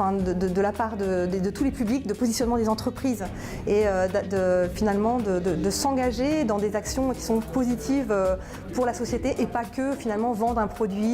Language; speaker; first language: French; native; French